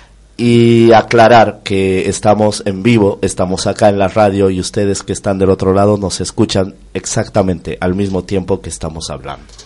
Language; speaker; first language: Spanish; native; Spanish